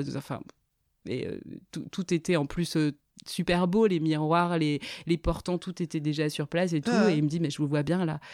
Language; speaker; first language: French; native; French